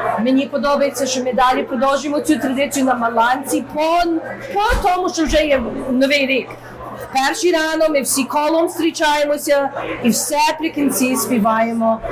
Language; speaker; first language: Ukrainian; early bilingual, heritage; Ukrainian